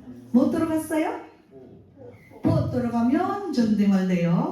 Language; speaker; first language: Korean; non-native, fluent; Filipino